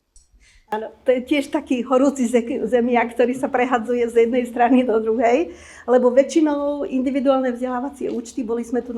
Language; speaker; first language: Slovak; native; Slovak